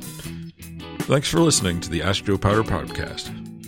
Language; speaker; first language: English; native; English